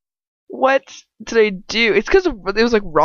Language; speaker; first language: English; native; English